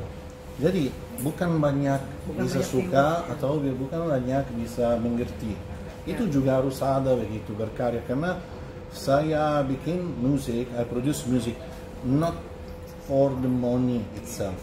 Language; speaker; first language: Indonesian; non-native, learner; English